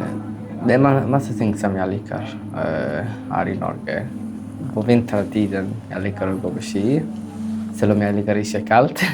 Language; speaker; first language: Norwegian; non-native, learner; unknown